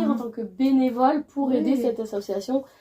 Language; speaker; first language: French; native; French